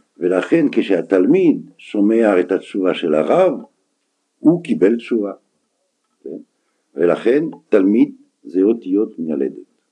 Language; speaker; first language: Hebrew; non-native, fluent; French